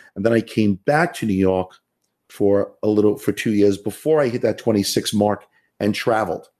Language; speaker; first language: English; native; English